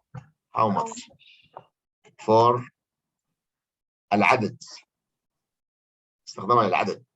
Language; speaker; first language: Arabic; native; Arabic